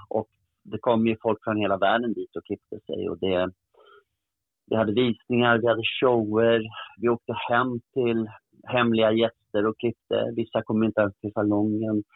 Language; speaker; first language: Swedish; early bilingual, other home language; Portuguese